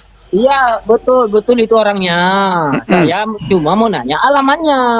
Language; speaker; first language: Indonesian; non-native, local second language; Achinese